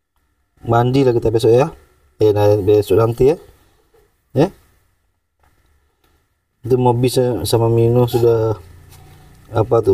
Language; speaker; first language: Indonesian; native; Indonesian